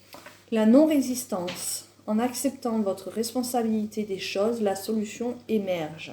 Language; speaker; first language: French; native; French